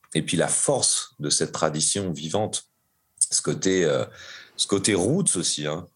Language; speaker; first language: French; native; French